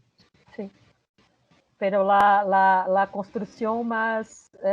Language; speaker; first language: Spanish; non-native, fluent; Portuguese